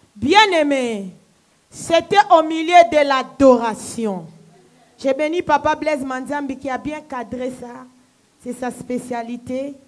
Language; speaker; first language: French; non-native, local second language; Lingala